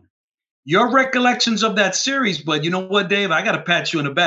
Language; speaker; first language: English; native; English